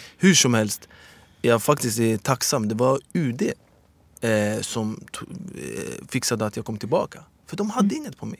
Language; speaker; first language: Swedish; early bilingual, other home language; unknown